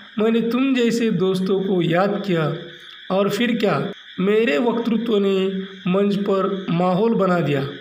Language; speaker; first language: Hindi; non-native, local second language; Marathi